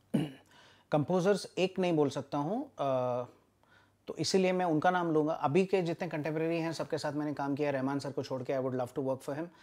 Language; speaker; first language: Hindi; native; Hindi